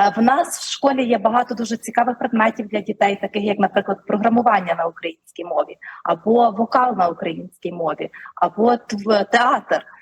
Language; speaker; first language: Ukrainian; native; Ukrainian